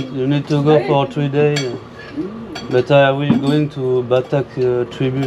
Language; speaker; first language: English; non-native, learner; French